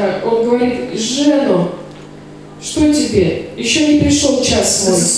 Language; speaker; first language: Russian; native; Russian